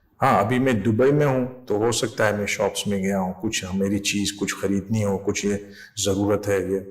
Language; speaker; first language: Urdu; non-native, fluent; English